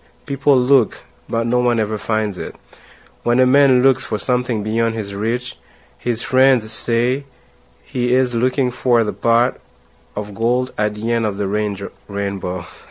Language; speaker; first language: English; non-native, fluent; Haitian Creole